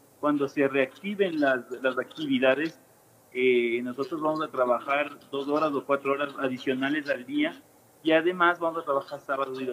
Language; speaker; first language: Spanish; native; Spanish